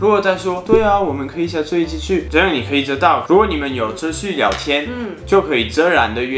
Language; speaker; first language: Chinese; non-native, fluent; French